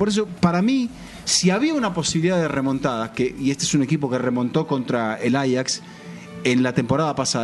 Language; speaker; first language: Spanish; native; Spanish